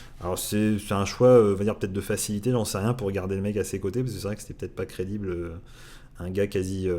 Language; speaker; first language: French; native; French